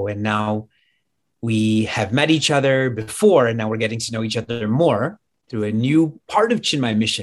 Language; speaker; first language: English; native; English